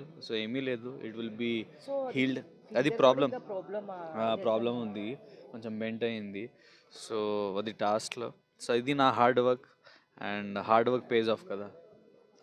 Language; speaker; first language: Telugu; non-native, local second language; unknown